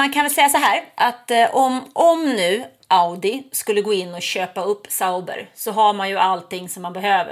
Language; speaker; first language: Swedish; native; Swedish